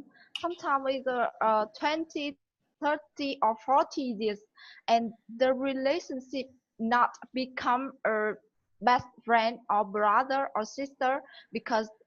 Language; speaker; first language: English; non-native, learner; Vietnamese